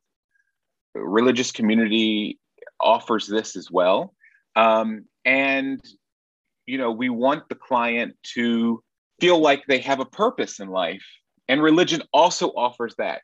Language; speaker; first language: English; native; English